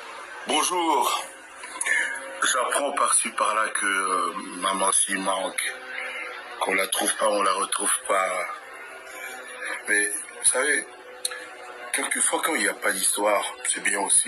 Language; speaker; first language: French; non-native, local second language; Lingala